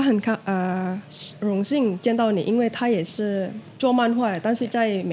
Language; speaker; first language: Chinese; non-native, fluent; Indonesian